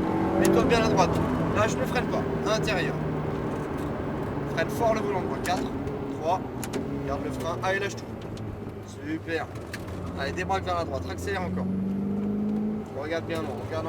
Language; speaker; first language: French; native; French